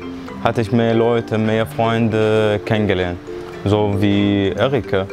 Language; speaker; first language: German; non-native, fluent; Arabic